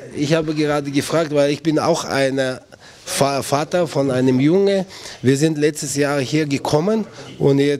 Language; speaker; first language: German; non-native, fluent; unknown